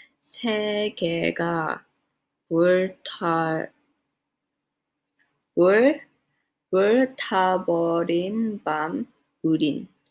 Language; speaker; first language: Korean; non-native, learner; English